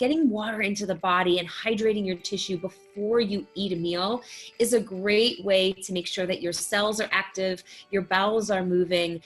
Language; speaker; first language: English; native; English